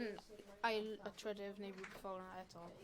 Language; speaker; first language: Welsh; non-native, local second language; English